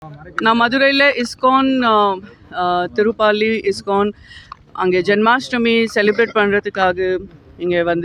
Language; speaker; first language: Tamil; non-native, local second language; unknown